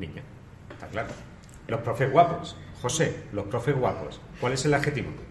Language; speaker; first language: Spanish; native; Spanish